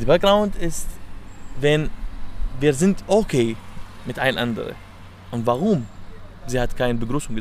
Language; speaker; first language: German; non-native, learner; Arabic